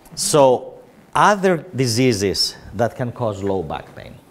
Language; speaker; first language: English; non-native, fluent; Greek